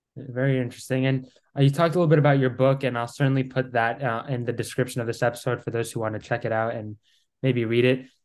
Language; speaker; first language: English; non-native, fluent; Greek